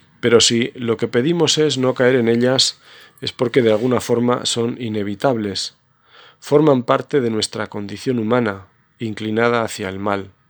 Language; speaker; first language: Spanish; native; Spanish